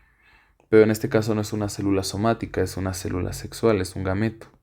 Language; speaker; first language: Spanish; native; Spanish